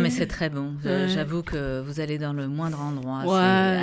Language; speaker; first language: French; native; French